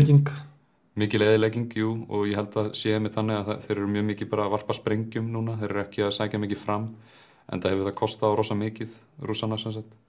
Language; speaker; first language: Icelandic; native; Icelandic